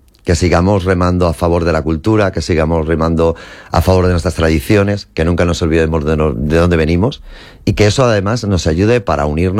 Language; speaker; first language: Spanish; native; Spanish